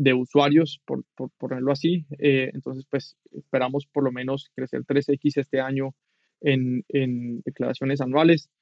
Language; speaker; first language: Spanish; native; Spanish